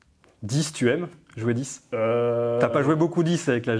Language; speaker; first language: French; native; French